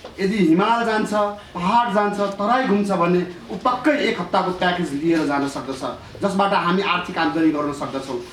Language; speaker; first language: Nepali; non-native, local second language; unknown